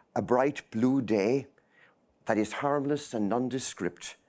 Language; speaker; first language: English; native; English